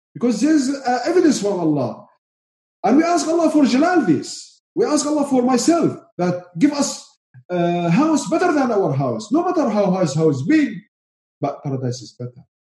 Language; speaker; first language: English; non-native, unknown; Arabic